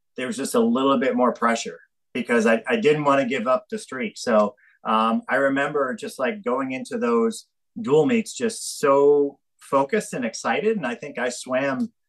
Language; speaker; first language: English; native; English